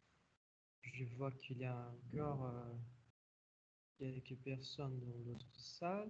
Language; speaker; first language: French; non-native, fluent; Portuguese